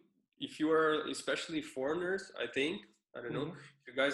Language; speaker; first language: English; non-native, fluent; Portuguese